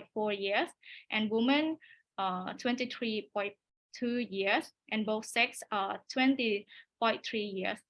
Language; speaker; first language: English; non-native, learner; Thai